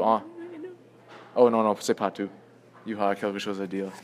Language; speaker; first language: French; non-native, learner; English